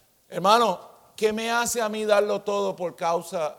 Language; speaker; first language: Spanish; native; Spanish